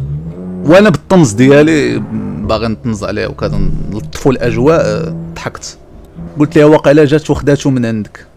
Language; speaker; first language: Arabic; native; Arabic